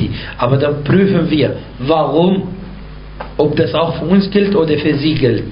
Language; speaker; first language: German; non-native, fluent; Arabic